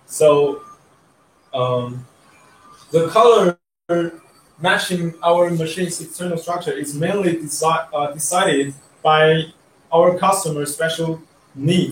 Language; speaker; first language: English; non-native, learner; Chinese